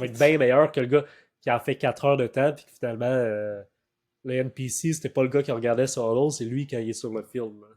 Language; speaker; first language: French; native; French